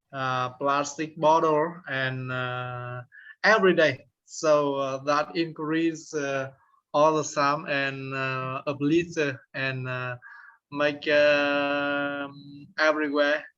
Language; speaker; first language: English; non-native, learner; Vietnamese